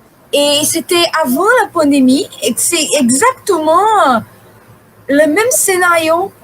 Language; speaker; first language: French; non-native, fluent; Portuguese